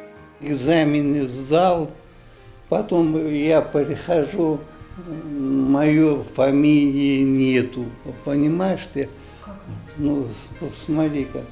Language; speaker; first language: Russian; non-native, local second language; Ingush